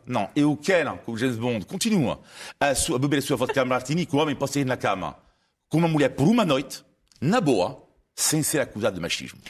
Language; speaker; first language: Portuguese; non-native, fluent; French